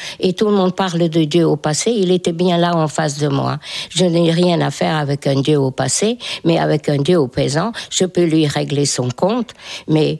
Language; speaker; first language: French; non-native, fluent; Hungarian